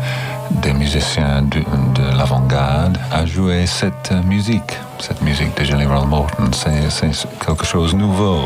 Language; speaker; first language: French; non-native, learner; English